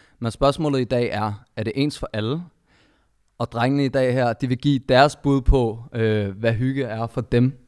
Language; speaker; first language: Danish; early bilingual, other home language; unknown